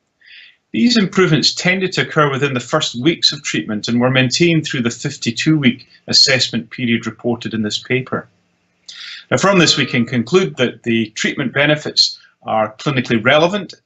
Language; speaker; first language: English; native; English